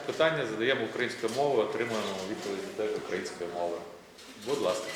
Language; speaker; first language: Ukrainian; native; Ukrainian